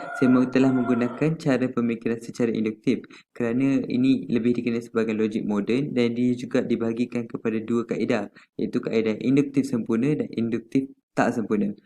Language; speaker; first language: Malay; non-native, local second language; Tamil